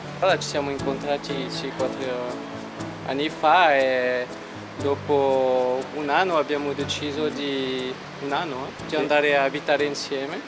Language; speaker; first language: Italian; non-native, fluent; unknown